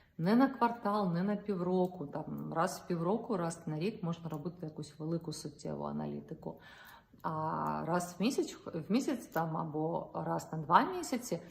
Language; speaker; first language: Ukrainian; non-native, local second language; Russian